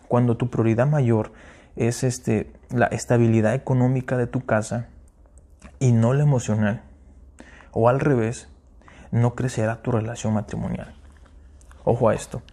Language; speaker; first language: Spanish; early bilingual, heritage; Spanish